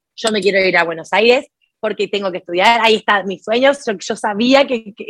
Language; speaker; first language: Spanish; native; Spanish